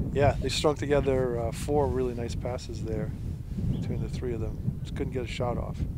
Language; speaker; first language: English; native; English